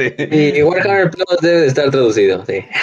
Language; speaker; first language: Spanish; native; Spanish